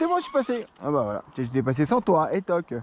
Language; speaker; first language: French; native; French